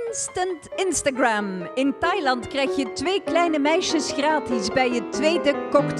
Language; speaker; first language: Dutch; native; Dutch